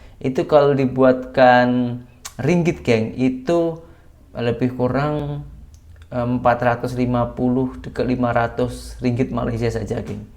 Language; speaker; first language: Indonesian; native; Indonesian